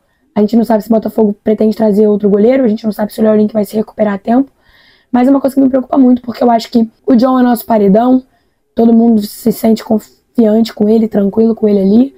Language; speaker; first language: Portuguese; native; Portuguese